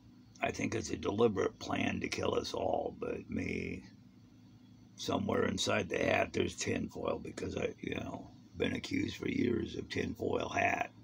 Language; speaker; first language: English; native; English